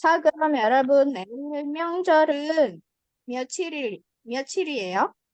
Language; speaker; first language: Korean; non-native, fluent; Indonesian